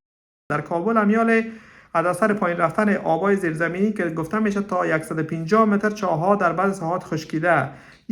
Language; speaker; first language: Persian; native; Persian